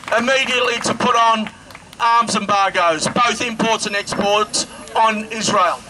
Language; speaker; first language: English; native; English